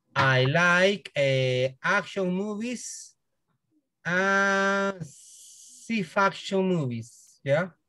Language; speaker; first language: English; non-native, learner; Spanish